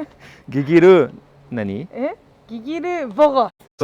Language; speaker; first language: Japanese; non-native, fluent; French